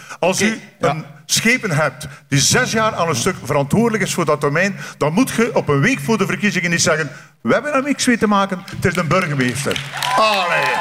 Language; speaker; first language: Dutch; native; Dutch